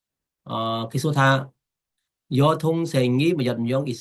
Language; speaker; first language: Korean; non-native, fluent; Khmer